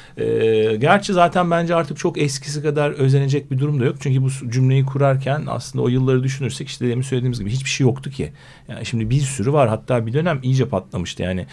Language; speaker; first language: Turkish; native; Turkish